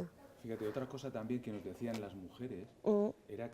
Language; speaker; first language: Spanish; native; Spanish